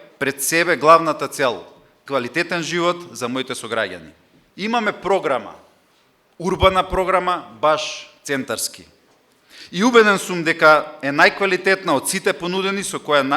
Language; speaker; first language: Macedonian; native; Macedonian